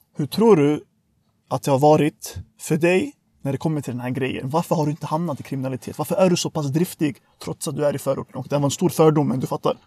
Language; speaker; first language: Swedish; early bilingual, other home language; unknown